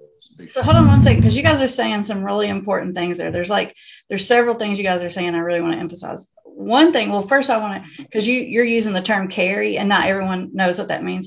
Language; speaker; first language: English; native; English